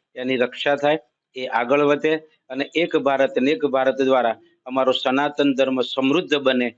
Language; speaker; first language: Gujarati; native; Gujarati